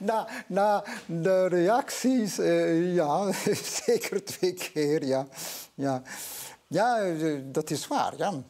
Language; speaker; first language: Dutch; non-native, local second language; French